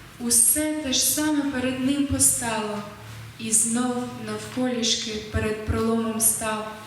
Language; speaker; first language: Ukrainian; native; Ukrainian